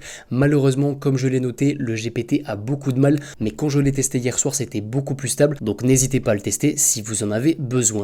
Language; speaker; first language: French; native; French